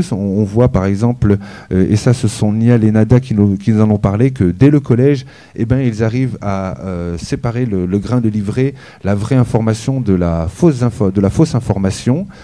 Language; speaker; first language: French; native; French